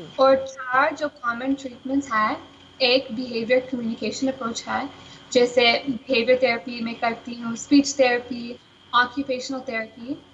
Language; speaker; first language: Hindi; early bilingual, heritage; Hindi